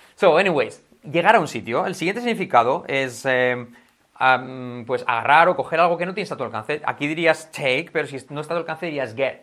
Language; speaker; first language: Spanish; native; Spanish